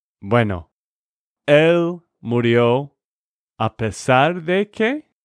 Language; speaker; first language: Spanish; non-native, learner; English